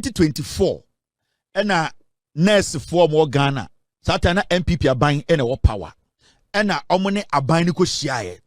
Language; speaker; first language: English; non-native, local second language; Akan